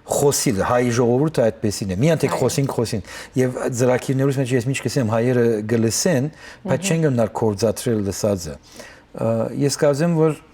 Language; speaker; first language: Armenian; early bilingual, heritage; Armenian